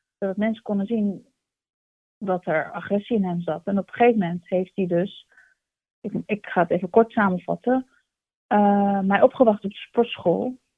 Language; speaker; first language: Dutch; early bilingual, other home language; Turkish